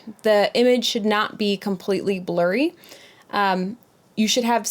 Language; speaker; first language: English; native; English